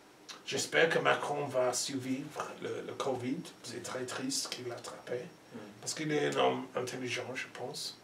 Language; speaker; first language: French; non-native, learner; English